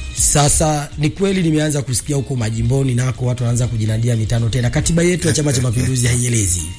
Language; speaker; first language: Swahili; native; Swahili